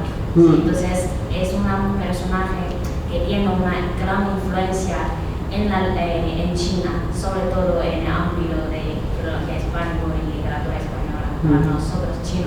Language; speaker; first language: Spanish; non-native, fluent; Chinese